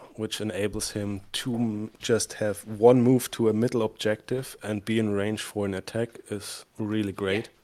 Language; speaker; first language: English; non-native, fluent; German